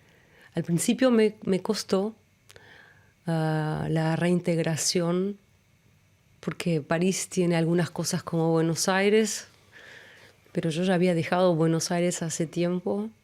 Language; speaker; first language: Spanish; early bilingual, other home language; German